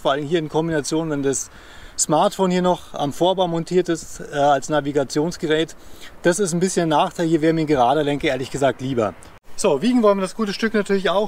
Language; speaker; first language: German; native; German